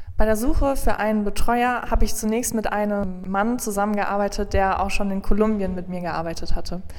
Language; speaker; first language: German; non-native, fluent; Spanish